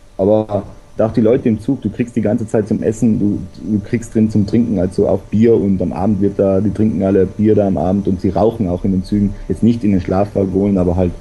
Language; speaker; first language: German; native; German